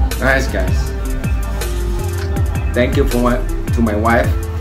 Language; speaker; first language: English; non-native, local second language; Malay